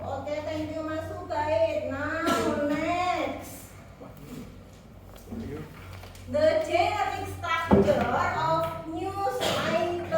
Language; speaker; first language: English; non-native, fluent; Indonesian